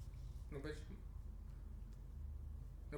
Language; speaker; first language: Russian; non-native, learner; English